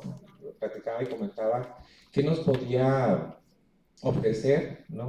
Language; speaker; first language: Spanish; native; Spanish